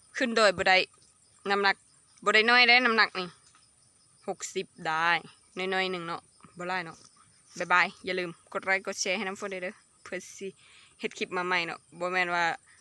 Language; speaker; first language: Thai; native; Thai